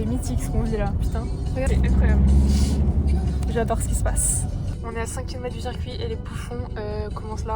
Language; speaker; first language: French; native; French